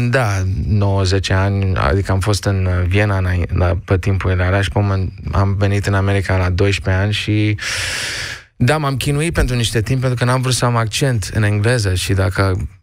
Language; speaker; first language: Romanian; early bilingual, heritage; Romanian